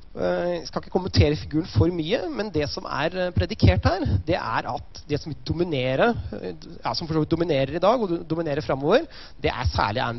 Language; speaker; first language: Norwegian; native; Norwegian